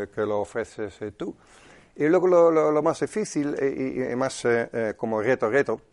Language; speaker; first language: Spanish; non-native, fluent; Dutch